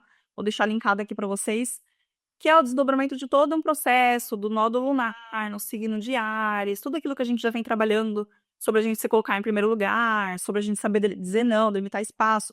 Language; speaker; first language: Portuguese; native; Portuguese